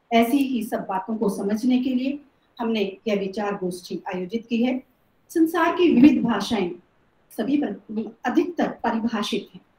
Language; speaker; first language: Hindi; native; Hindi